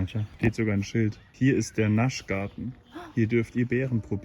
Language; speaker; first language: German; native; German